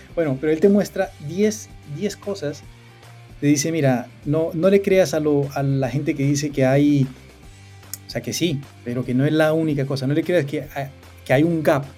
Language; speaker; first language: Spanish; native; Spanish